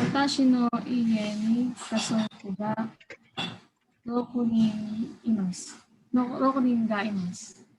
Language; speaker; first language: Japanese; non-native, learner; Filipino